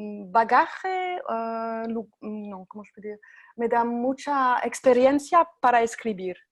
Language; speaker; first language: Spanish; non-native, fluent; French